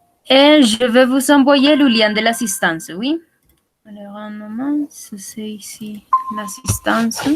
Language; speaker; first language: French; non-native, fluent; Spanish